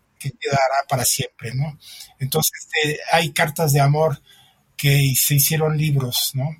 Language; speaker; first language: Spanish; non-native, fluent; French